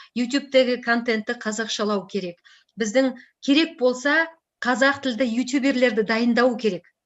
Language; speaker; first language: Kazakh; native; Kazakh